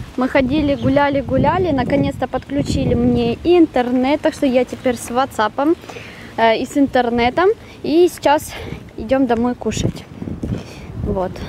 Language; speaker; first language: Russian; native; Russian